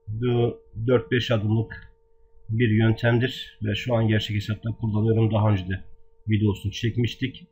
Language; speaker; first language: Turkish; native; Turkish